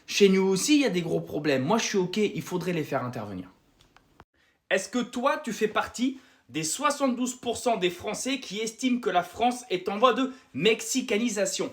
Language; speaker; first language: French; native; French